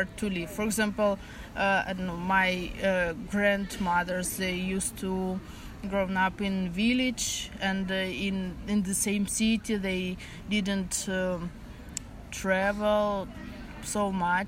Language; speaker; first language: English; non-native, fluent; Russian